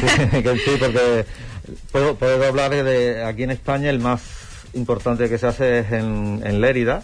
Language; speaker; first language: Spanish; native; Spanish